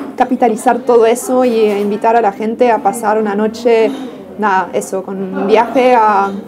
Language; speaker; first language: Spanish; non-native, fluent; German